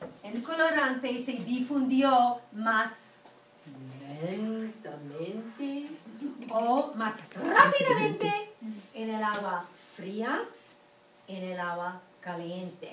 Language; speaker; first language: Spanish; non-native, fluent; English